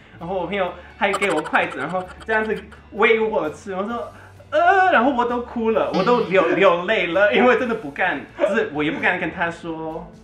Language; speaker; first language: Chinese; non-native, fluent; Spanish